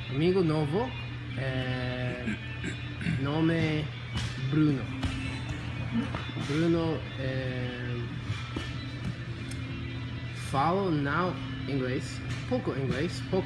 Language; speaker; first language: Portuguese; non-native, learner; English